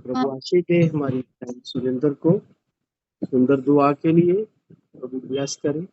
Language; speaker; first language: Hindi; non-native, local second language; Punjabi